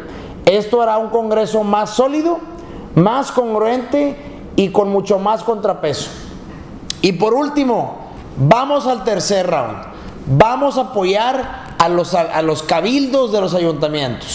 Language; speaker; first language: Spanish; native; Spanish